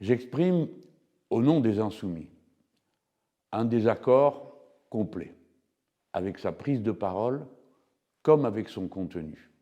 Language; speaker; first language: French; native; French